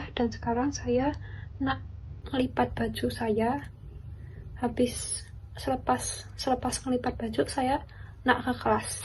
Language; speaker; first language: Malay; non-native, learner; Indonesian